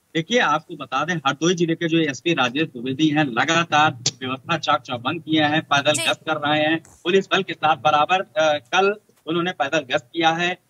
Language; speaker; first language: Hindi; native; Hindi